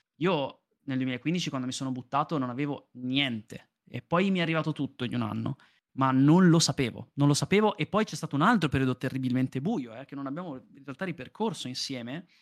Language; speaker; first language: Italian; native; Italian